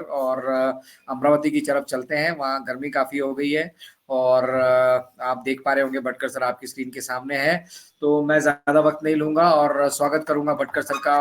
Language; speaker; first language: Hindi; native; Hindi